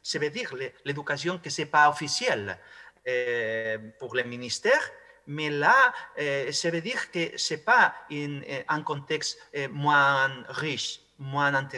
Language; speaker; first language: French; non-native, fluent; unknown